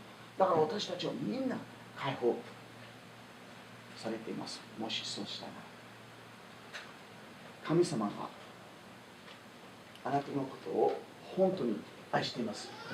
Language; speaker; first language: Japanese; non-native, fluent; English